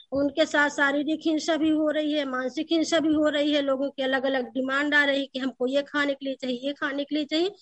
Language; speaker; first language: Hindi; native; Hindi